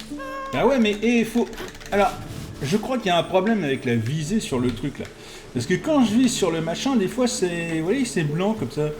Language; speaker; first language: French; native; French